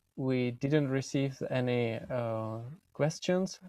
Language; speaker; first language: English; non-native, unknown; Czech